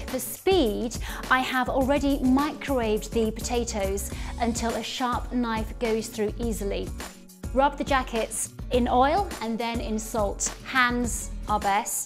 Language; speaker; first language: English; native; English